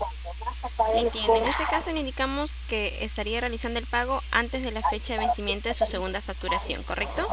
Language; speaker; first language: Spanish; native; Spanish